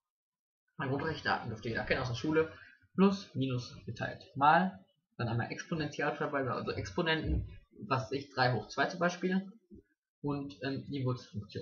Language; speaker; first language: German; native; German